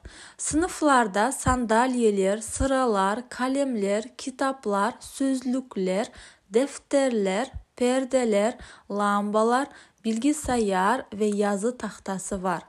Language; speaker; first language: Turkish; non-native, fluent; Kazakh